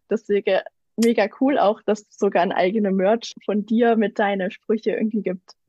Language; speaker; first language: German; native; German